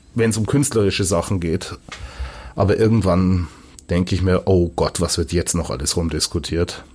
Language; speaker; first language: German; native; German